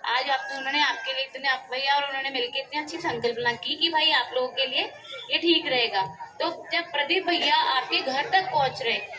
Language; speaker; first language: Hindi; non-native, local second language; Marathi